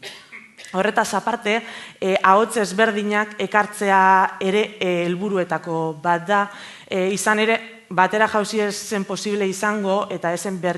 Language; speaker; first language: Basque; native; Basque